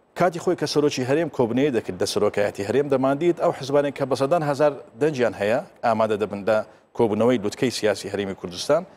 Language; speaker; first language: Central Kurdish; non-native, local second language; Turkmen